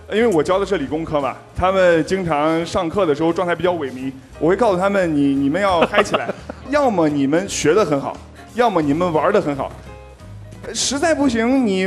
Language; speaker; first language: Chinese; native; Chinese